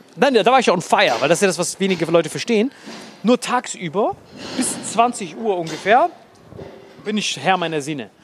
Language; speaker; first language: German; early bilingual, other home language; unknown